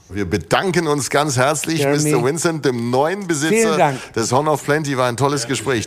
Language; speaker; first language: German; native; German